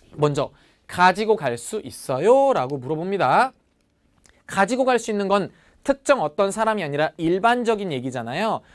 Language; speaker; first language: Korean; native; Korean